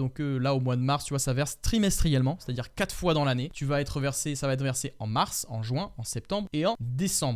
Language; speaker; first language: French; native; French